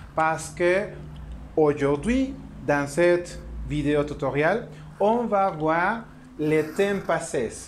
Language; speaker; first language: French; non-native, learner; Spanish